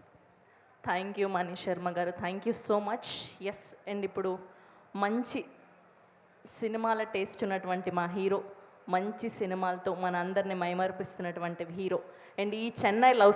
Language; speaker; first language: Telugu; native; Telugu